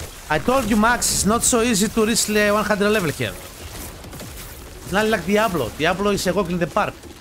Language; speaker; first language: English; non-native, fluent; Greek